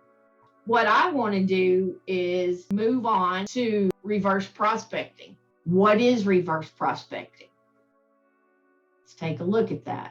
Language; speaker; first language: English; native; English